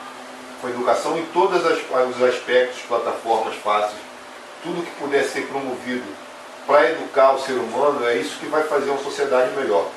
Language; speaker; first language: Portuguese; native; Portuguese